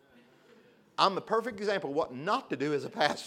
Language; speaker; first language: English; native; English